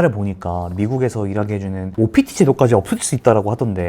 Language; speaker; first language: Korean; native; Korean